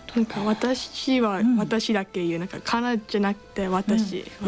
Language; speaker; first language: Japanese; non-native, learner; English